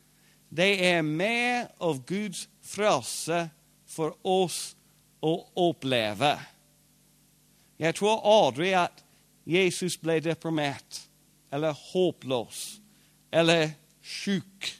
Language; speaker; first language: Norwegian; non-native, fluent; English